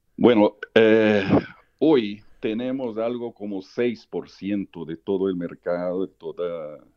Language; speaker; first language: Spanish; early bilingual, heritage; Portuguese